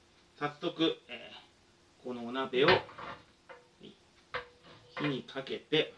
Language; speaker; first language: Japanese; native; Japanese